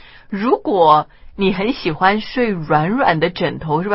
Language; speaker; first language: Chinese; native; Chinese